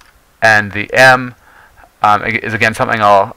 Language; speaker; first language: English; native; English